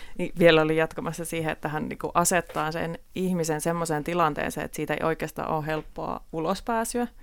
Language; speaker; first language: Finnish; native; Finnish